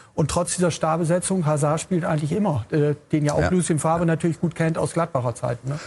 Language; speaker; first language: German; native; German